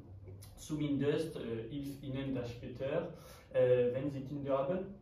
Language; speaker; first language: German; non-native, learner; French